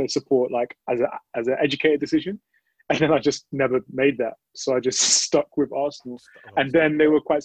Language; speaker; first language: English; native; English